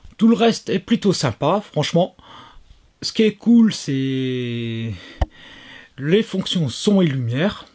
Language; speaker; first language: French; native; French